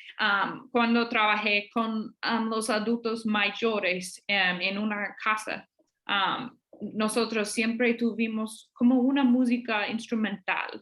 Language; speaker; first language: Spanish; non-native, fluent; English